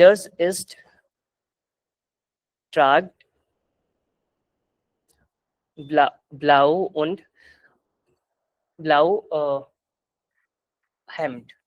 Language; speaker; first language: German; non-native, learner; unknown